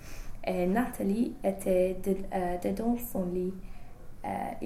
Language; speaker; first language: French; non-native, learner; English